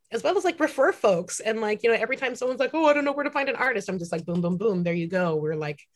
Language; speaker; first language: English; native; English